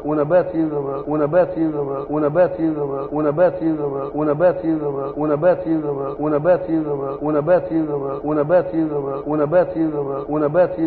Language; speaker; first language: Arabic; native; Arabic